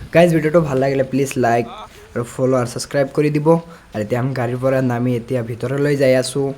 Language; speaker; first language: Assamese; non-native, local second language; Bangla